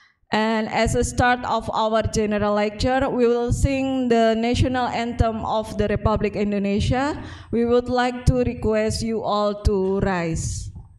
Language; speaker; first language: English; non-native, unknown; Indonesian